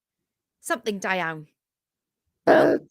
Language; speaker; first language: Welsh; non-native, learner; English